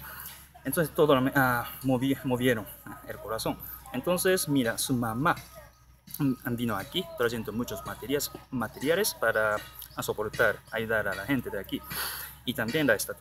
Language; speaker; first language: Spanish; non-native, learner; Japanese